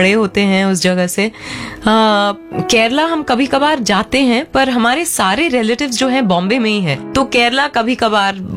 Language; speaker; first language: Hindi; non-native, local second language; Tamil